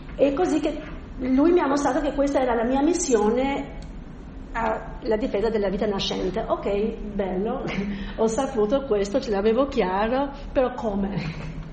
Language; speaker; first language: Italian; non-native, fluent; Albanian